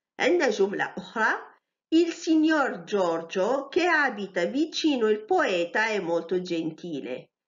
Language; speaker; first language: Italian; non-native, fluent; Arabic